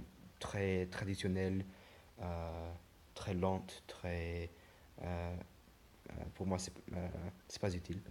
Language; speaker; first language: French; non-native, learner; English